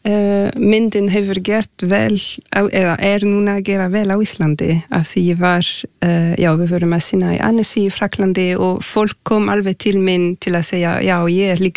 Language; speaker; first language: Icelandic; non-native, fluent; French